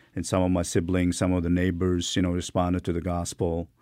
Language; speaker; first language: English; non-native, fluent; Turkmen